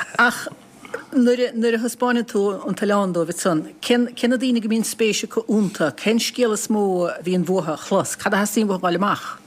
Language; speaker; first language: Irish; native; Irish